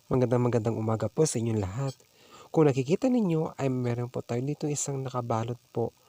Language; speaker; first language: Filipino; non-native, local second language; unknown